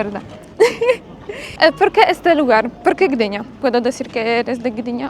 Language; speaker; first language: Spanish; non-native, fluent; Polish